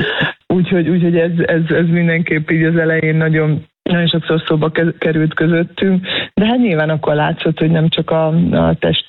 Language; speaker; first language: Hungarian; native; Hungarian